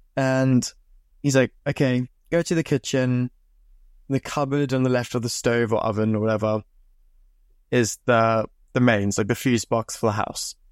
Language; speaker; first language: English; native; English